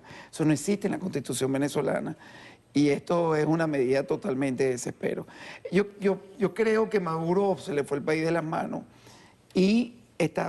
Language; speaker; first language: Spanish; native; Spanish